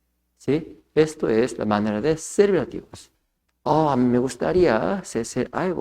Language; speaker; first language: Spanish; non-native, fluent; Korean